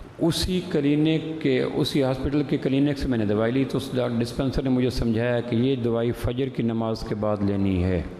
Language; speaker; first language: Urdu; native; Urdu